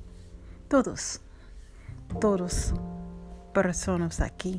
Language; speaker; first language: Spanish; non-native, learner; English